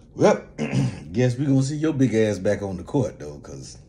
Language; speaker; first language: English; native; English